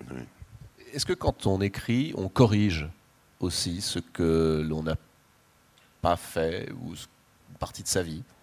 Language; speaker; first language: French; native; French